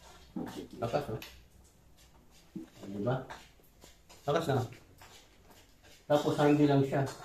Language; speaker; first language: Filipino; native; Filipino